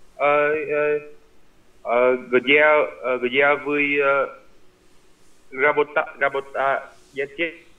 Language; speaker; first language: Russian; non-native, learner; Vietnamese